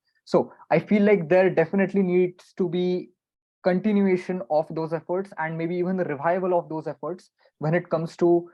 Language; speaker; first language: English; non-native, local second language; Marathi